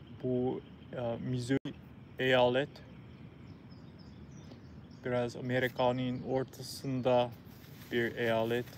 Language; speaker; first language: Turkish; non-native, learner; English